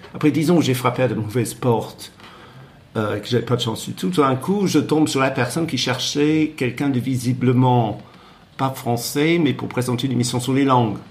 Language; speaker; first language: French; non-native, fluent; English